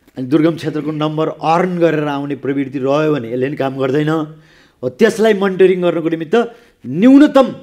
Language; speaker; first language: Nepali; native; Nepali